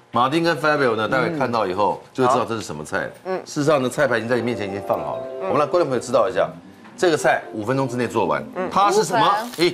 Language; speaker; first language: Chinese; native; Chinese